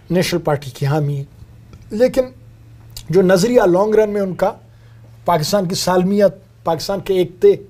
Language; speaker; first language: Urdu; non-native, local second language; Brahui